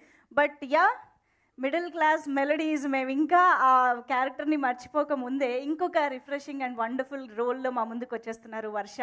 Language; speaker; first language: Telugu; native; Telugu